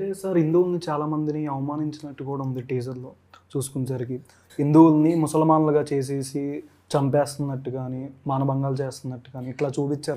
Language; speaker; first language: Telugu; native; Telugu